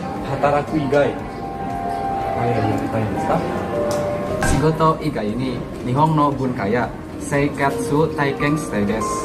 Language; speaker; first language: Japanese; non-native, learner; Indonesian